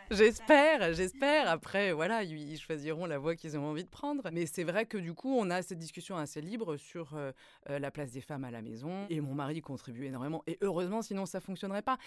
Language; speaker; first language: French; native; French